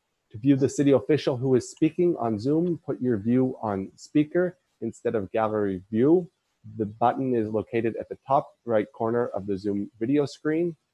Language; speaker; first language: English; native; English